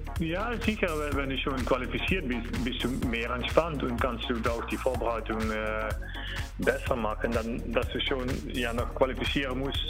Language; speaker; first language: German; non-native, learner; Dutch